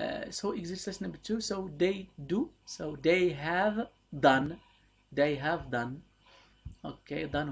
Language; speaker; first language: English; non-native, fluent; Arabic